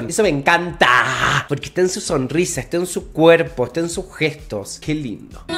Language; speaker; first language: Spanish; native; Spanish